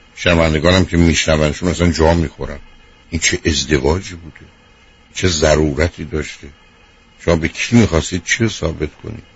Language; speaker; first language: Persian; native; Persian